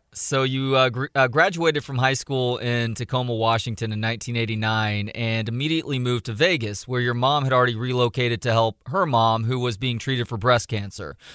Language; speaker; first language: English; native; English